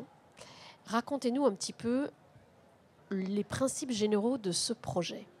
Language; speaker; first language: French; native; French